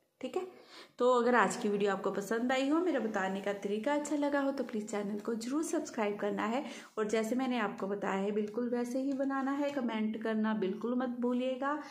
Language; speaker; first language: Hindi; native; Hindi